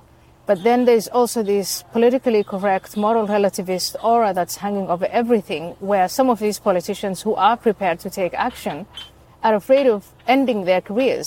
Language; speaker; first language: English; non-native, fluent; Somali